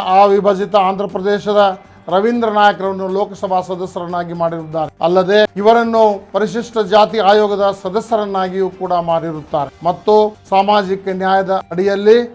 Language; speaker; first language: Kannada; non-native, local second language; Lambadi